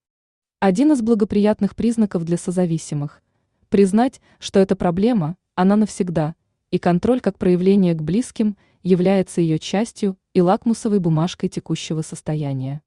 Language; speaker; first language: Russian; native; Russian